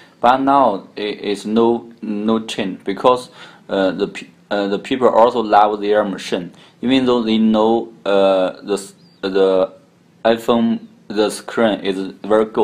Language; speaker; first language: English; non-native, learner; Chinese